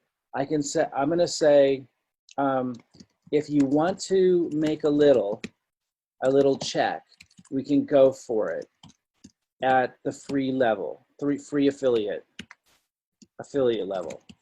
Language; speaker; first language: English; native; English